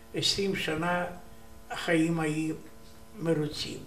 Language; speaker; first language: Hebrew; non-native, learner; Romanian